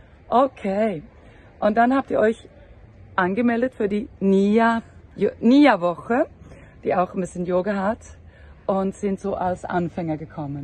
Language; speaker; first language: German; non-native, fluent; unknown